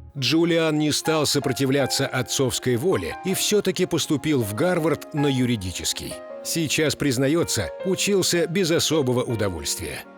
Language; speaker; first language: Russian; native; Russian